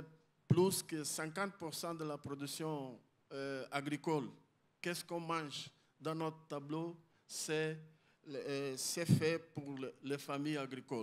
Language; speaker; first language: French; non-native, learner; Portuguese